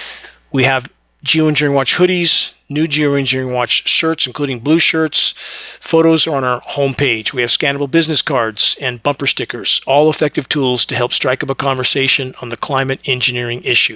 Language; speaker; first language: English; native; English